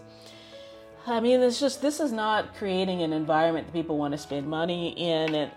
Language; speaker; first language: English; native; English